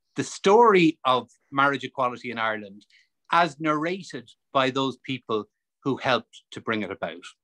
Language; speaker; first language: English; native; English